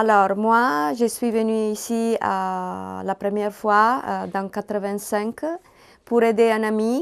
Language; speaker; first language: French; non-native, learner; Italian